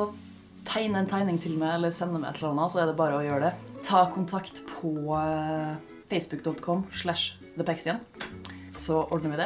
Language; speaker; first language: Norwegian; native; Norwegian